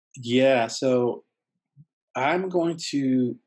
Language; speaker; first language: English; early bilingual, other home language; Spanish